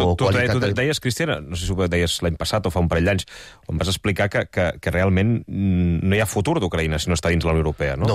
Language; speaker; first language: Catalan; native; Catalan